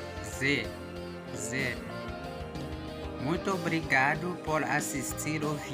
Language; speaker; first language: Portuguese; non-native, learner; Haitian Creole